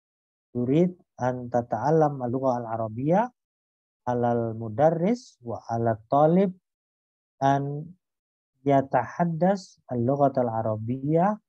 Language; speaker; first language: Arabic; non-native, learner; Indonesian